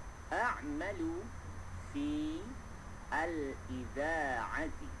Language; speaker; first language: Arabic; non-native, fluent; Malay